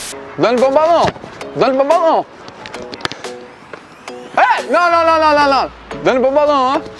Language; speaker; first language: French; non-native, learner; Portuguese